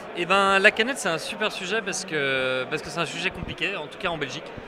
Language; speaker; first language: French; native; French